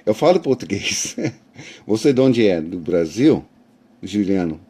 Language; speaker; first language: Portuguese; non-native, fluent; English